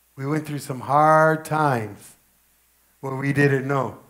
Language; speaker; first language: English; early bilingual, other home language; Spanish